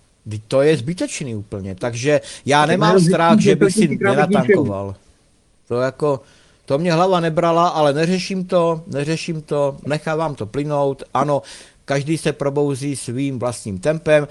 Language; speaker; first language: Czech; native; Czech